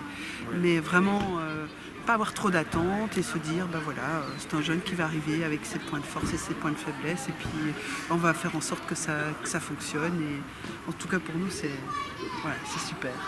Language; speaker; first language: French; native; French